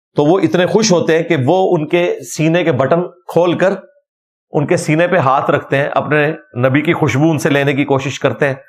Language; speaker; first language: Urdu; non-native, local second language; Punjabi